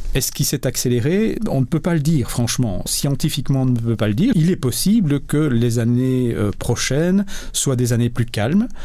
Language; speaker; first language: French; native; French